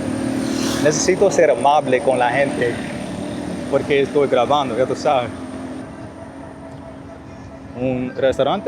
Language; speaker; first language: Spanish; non-native, learner; English